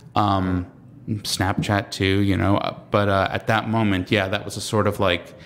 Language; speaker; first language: English; native; English